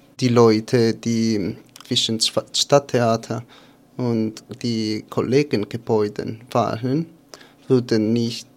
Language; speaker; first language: German; non-native, fluent; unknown